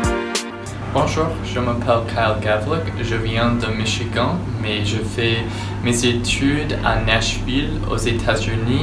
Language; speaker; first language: French; non-native, fluent; English